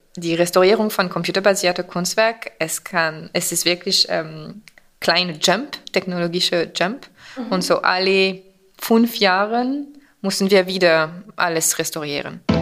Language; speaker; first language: German; non-native, fluent; French